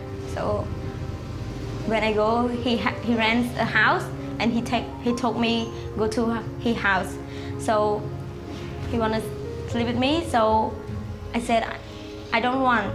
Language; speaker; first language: English; non-native, learner; Khmer